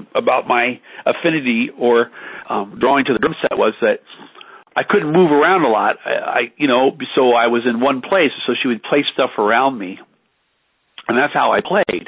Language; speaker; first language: English; native; English